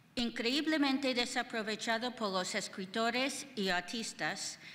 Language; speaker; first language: Spanish; non-native, fluent; English